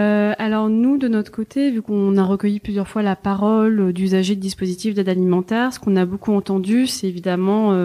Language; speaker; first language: French; native; French